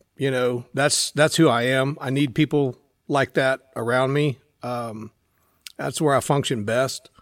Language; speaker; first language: English; native; English